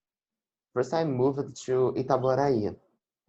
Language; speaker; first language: English; non-native, learner; Portuguese